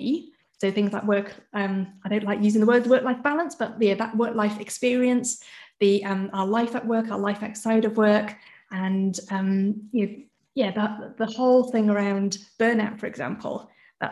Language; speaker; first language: English; native; English